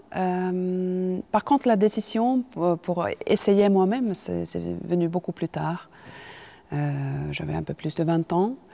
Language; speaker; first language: French; non-native, fluent; Finnish